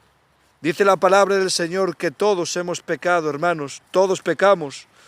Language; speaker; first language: Spanish; native; Spanish